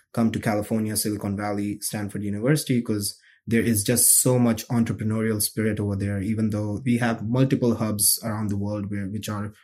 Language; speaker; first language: English; non-native, local second language; Hindi